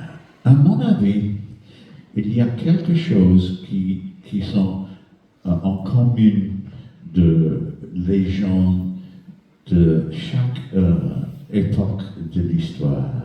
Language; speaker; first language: French; non-native, fluent; English